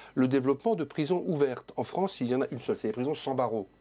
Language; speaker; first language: French; native; French